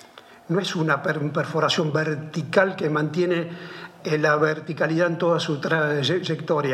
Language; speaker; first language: Spanish; native; Spanish